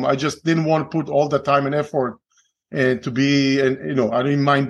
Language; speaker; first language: English; non-native, fluent; Hebrew